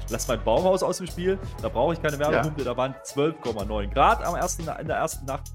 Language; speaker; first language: German; native; German